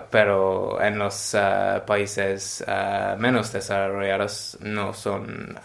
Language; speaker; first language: Spanish; non-native, learner; English